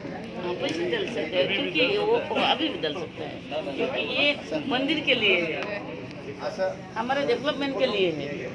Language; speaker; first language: Hindi; non-native, local second language; Bodo